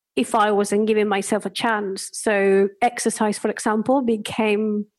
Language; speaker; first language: English; non-native, fluent; Spanish